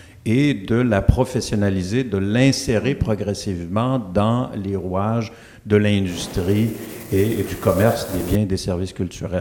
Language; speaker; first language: French; native; French